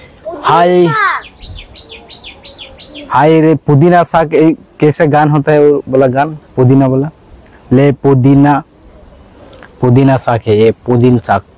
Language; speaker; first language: Hindi; non-native, local second language; Bangla